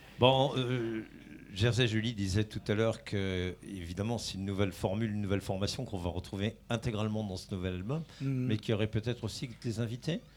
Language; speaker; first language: French; native; French